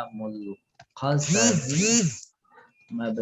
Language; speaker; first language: Arabic; non-native, fluent; Indonesian